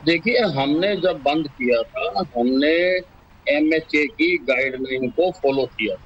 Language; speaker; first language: Hindi; native; Hindi